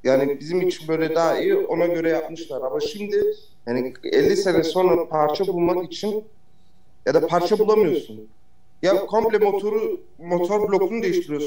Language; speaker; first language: Turkish; early bilingual, heritage; Turkish